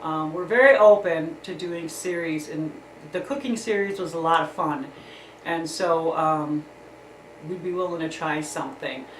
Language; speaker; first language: English; native; English